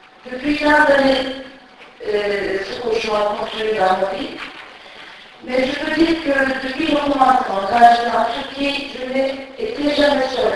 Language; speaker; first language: French; non-native, fluent; Turkish